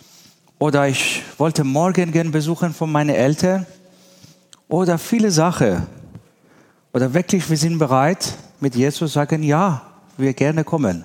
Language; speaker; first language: German; non-native, learner; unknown